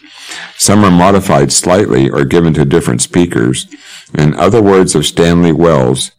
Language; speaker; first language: English; native; English